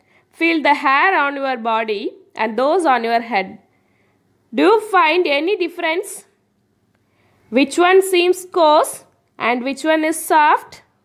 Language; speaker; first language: English; non-native, local second language; Tamil